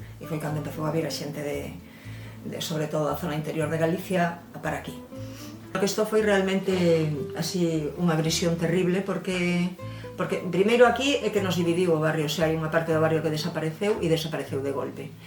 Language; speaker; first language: Galician; native; Galician